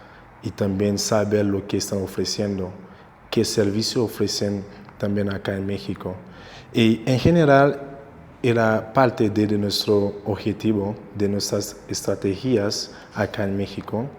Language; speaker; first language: Spanish; non-native, local second language; Haitian Creole